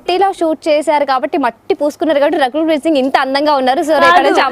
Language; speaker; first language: Telugu; native; Telugu